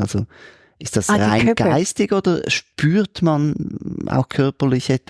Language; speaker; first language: German; native; German